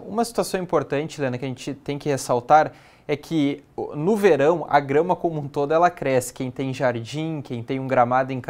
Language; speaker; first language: Portuguese; native; Portuguese